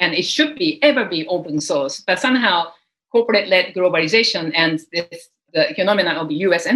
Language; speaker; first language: English; non-native, fluent; Japanese